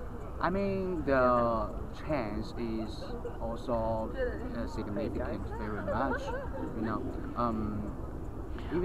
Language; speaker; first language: English; non-native, learner; Chinese